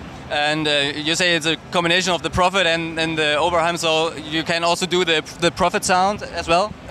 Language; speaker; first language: English; non-native, fluent; German